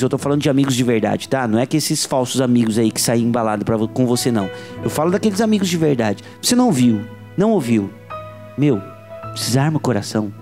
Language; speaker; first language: Portuguese; native; Portuguese